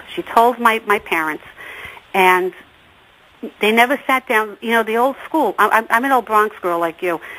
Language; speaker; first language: English; native; English